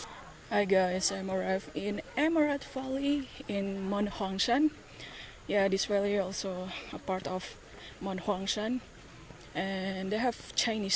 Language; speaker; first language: English; non-native, fluent; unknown